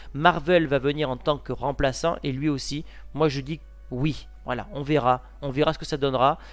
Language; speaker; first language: French; native; French